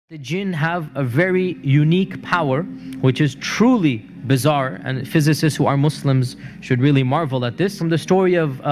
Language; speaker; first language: English; native; English